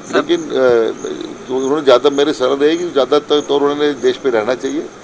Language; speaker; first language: Hindi; non-native, local second language; Marathi